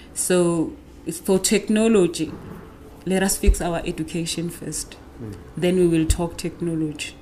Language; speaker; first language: English; non-native, local second language; Zulu